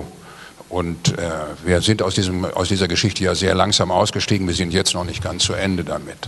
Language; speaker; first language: German; native; German